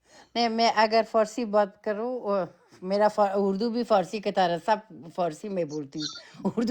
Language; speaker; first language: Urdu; non-native, fluent; Persian